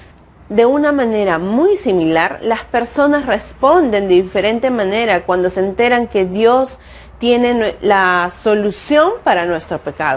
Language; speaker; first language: Spanish; native; Spanish